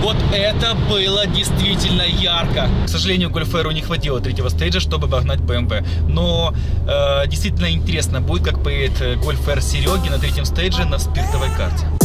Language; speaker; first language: Russian; native; Russian